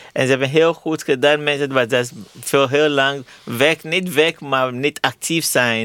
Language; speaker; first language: Dutch; non-native, fluent; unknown